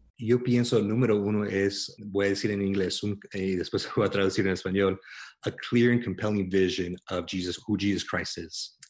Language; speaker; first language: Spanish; early bilingual, heritage; Spanish